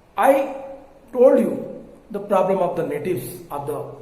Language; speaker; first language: English; non-native, local second language; Hindi